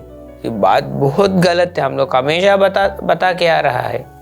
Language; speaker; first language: Hindi; non-native, local second language; Sinhala